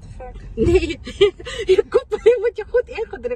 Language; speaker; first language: Dutch; non-native, fluent; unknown